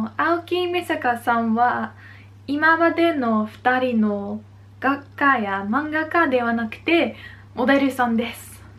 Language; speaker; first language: Japanese; non-native, fluent; Dutch